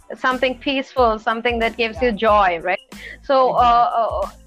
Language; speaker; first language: English; non-native, local second language; Telugu